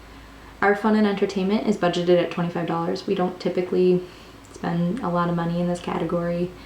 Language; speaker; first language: English; native; English